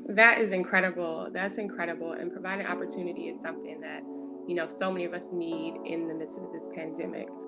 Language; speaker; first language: English; native; English